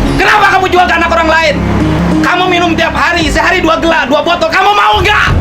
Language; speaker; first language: Indonesian; non-native, local second language; Sundanese